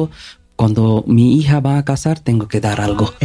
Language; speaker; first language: Spanish; non-native, learner; Bangla